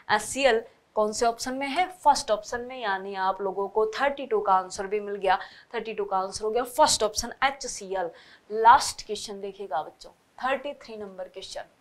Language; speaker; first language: Hindi; native; Hindi